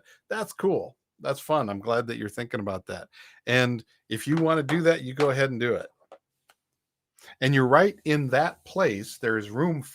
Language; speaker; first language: English; native; English